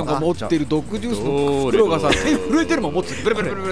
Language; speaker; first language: Japanese; native; Japanese